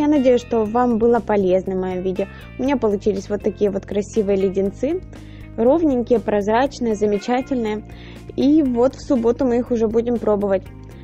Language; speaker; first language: Russian; native; Russian